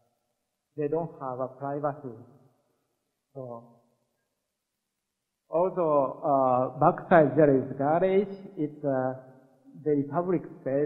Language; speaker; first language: English; non-native, learner; Japanese